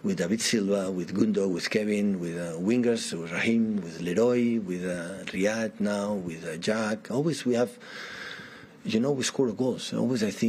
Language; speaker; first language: English; non-native, fluent; Spanish